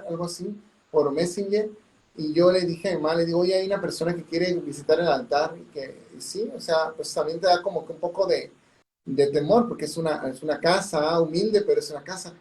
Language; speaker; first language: Spanish; native; Spanish